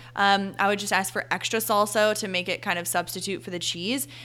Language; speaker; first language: English; native; English